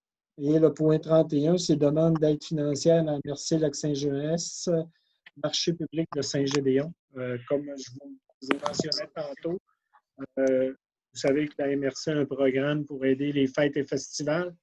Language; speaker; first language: French; native; French